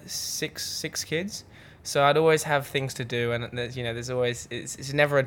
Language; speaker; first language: English; native; English